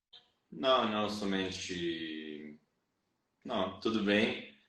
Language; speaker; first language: Portuguese; non-native, fluent; Spanish